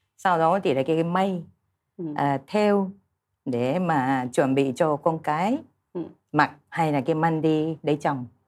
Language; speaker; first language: Vietnamese; non-native, fluent; Japanese